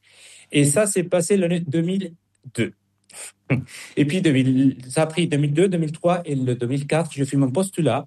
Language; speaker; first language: French; non-native, fluent; Spanish